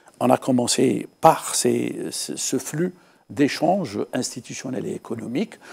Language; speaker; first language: French; non-native, local second language; Arabic